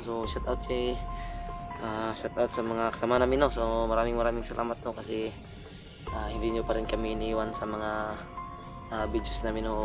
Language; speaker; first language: Filipino; non-native, local second language; Cebuano